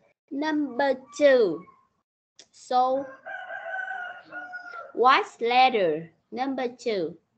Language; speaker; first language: English; non-native, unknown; Vietnamese